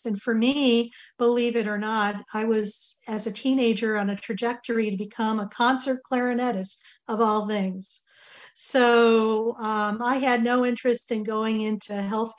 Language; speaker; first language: English; native; English